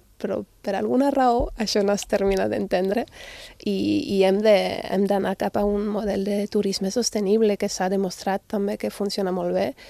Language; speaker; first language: Catalan; non-native, fluent; German